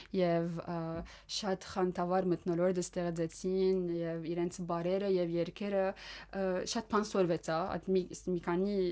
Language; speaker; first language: Armenian; early bilingual, heritage; Armenian